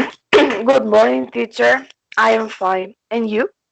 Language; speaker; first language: English; non-native, learner; Spanish